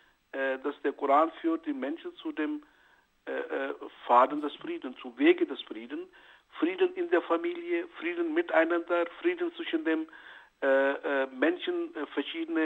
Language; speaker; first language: German; non-native, fluent; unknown